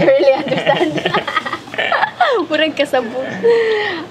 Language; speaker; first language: English; non-native, learner; Cebuano